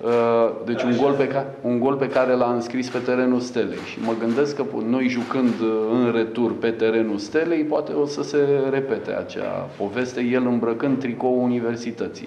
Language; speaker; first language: Romanian; native; Romanian